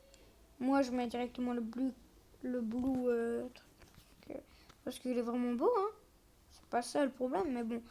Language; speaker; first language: French; native; French